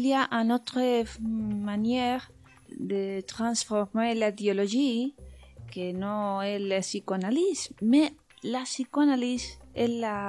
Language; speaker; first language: French; non-native, learner; Spanish